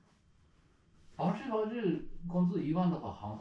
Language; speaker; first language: Chinese; non-native, learner; Japanese